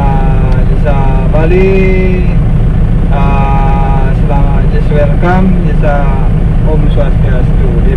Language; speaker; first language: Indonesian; non-native, local second language; Balinese